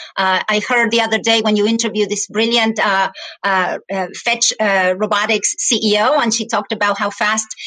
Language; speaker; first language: English; non-native, fluent; Spanish